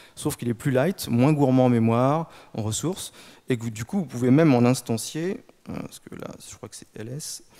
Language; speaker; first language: French; native; French